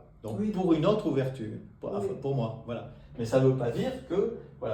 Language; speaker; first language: French; native; French